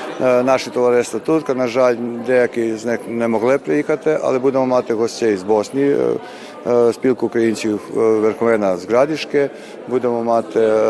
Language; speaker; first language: Ukrainian; early bilingual, heritage; Ukrainian